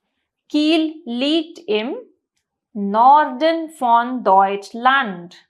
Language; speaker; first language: German; non-native, fluent; Hindi